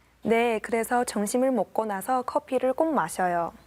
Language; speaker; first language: Korean; non-native, learner; Chinese